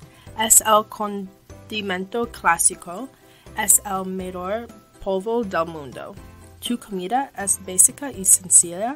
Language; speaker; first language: Spanish; non-native, learner; English